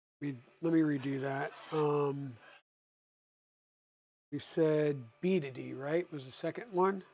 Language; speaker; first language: English; native; English